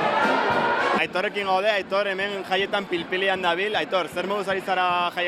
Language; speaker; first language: Basque; native; Basque